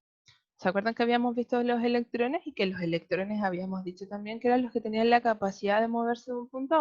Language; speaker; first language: Spanish; native; Spanish